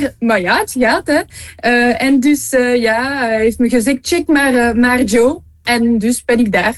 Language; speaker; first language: Dutch; non-native, local second language; French